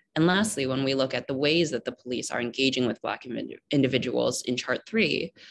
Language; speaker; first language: English; native; English